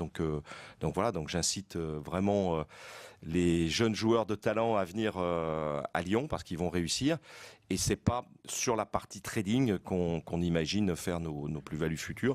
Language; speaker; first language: French; native; French